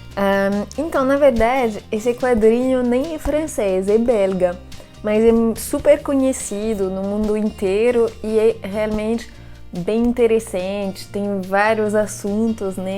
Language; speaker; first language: Portuguese; non-native, fluent; French